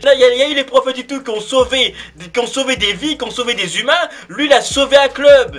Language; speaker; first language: French; native; French